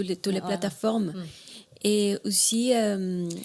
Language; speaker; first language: French; non-native, learner; Spanish